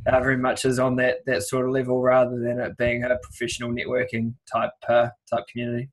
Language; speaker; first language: English; native; English